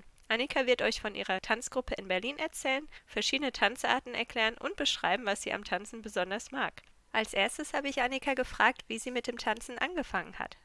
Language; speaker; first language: German; native; German